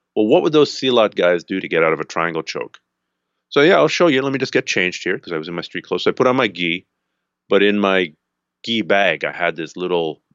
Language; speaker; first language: English; native; English